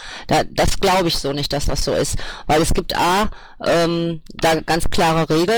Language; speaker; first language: German; native; German